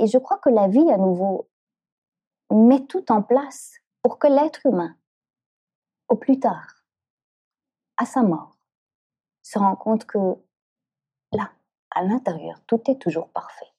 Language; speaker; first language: French; native; French